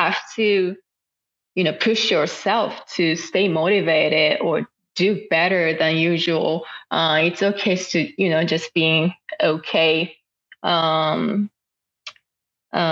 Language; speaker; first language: English; non-native, fluent; Japanese